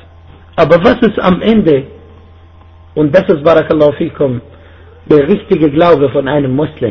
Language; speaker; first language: German; non-native, fluent; Arabic